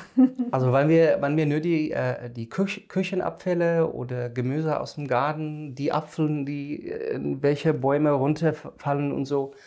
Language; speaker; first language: German; non-native, fluent; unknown